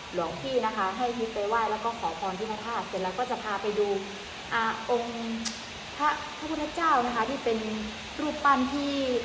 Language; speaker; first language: Thai; non-native, local second language; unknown